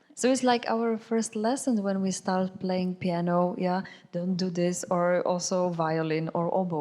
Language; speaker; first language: English; non-native, fluent; Polish